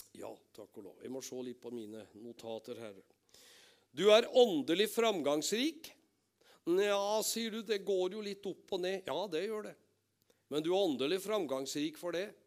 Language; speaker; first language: Norwegian; native; Norwegian